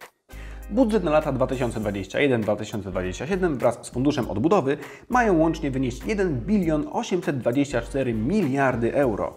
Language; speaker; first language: Polish; native; Polish